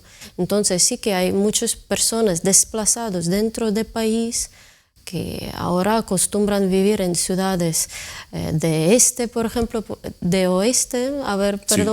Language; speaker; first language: Spanish; non-native, fluent; Ukrainian